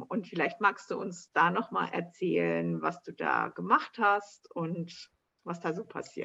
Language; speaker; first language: German; native; German